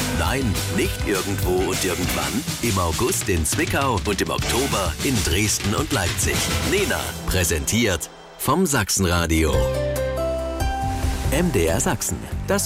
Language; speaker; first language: German; native; German